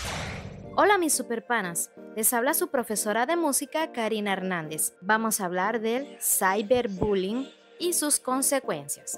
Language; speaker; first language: Spanish; native; Spanish